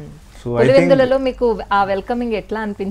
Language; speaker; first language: Telugu; native; Telugu